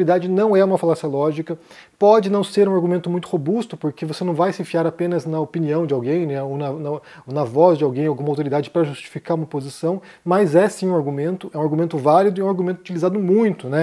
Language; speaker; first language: Portuguese; native; Portuguese